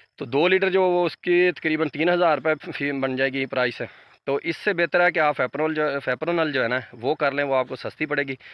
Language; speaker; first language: Urdu; native; Urdu